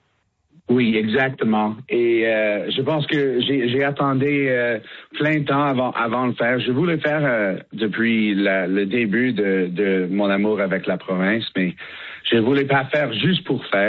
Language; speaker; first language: French; non-native, learner; English